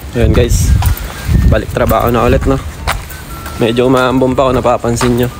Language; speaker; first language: Filipino; native; Filipino